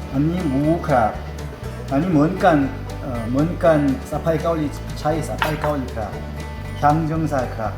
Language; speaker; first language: Thai; non-native, learner; Korean